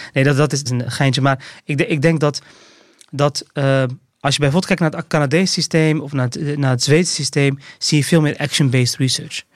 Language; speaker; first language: Dutch; early bilingual, other home language; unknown